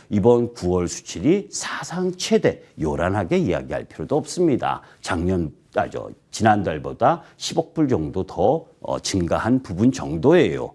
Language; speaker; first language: Korean; native; Korean